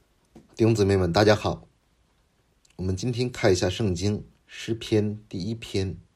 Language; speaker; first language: Chinese; non-native, fluent; Korean